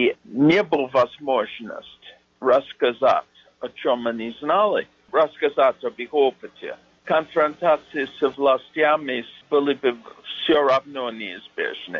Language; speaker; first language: Russian; non-native, fluent; English